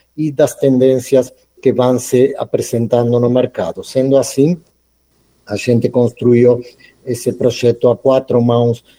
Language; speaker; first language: Portuguese; non-native, fluent; Spanish